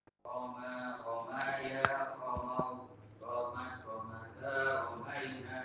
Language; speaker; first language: Arabic; non-native, learner; Indonesian